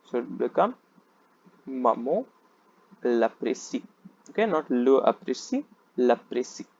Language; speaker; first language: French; non-native, fluent; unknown